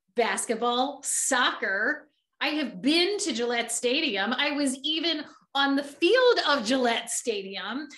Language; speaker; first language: English; native; English